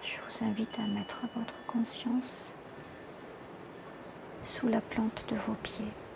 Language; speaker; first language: French; native; French